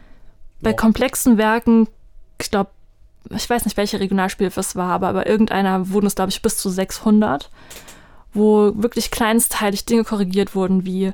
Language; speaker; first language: German; native; German